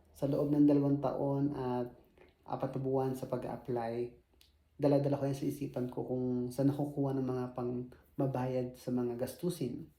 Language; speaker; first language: Filipino; native; Filipino